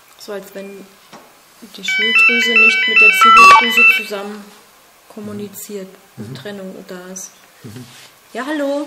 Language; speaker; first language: German; native; German